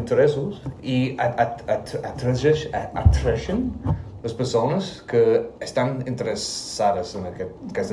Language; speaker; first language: Catalan; non-native, learner; English